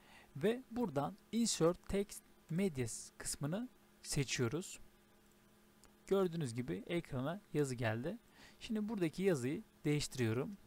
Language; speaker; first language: Turkish; native; Turkish